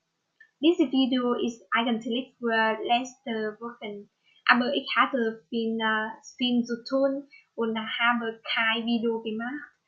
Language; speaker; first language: German; non-native, learner; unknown